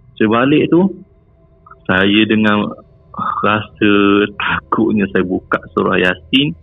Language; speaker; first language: Malay; native; Malay